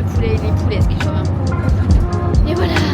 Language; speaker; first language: French; native; French